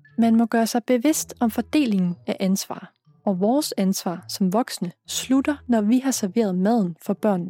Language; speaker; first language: Danish; native; Danish